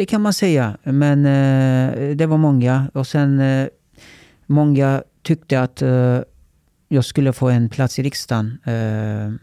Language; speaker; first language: Swedish; early bilingual, other home language; Turkish